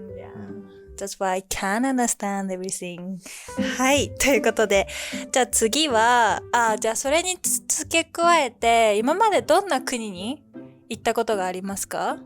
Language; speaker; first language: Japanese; native; Japanese